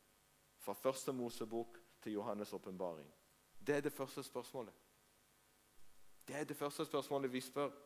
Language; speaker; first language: Norwegian; non-native, fluent; Hebrew